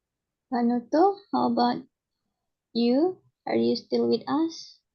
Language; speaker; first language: English; non-native, learner; Indonesian